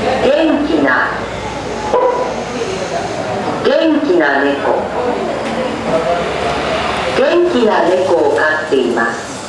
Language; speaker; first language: Japanese; non-native, learner; Indonesian